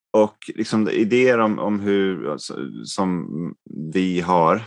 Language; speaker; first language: Swedish; non-native, fluent; English